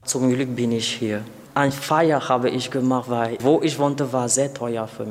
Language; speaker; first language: German; non-native, learner; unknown